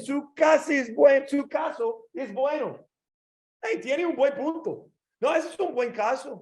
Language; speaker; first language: Spanish; non-native, learner; English